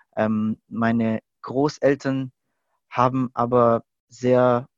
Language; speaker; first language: German; native; German